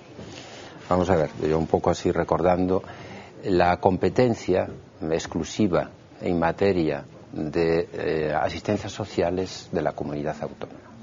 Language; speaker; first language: Spanish; native; Spanish